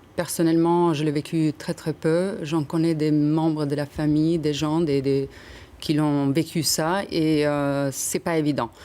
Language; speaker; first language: French; non-native, fluent; Albanian